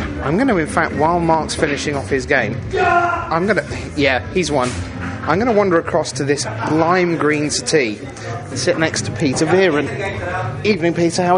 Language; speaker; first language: English; native; English